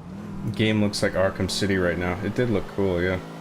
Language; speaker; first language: English; native; English